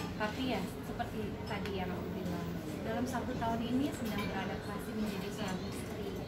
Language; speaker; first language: Indonesian; native; Indonesian